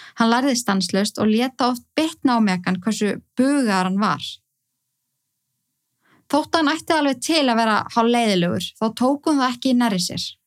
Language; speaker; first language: Icelandic; native; Icelandic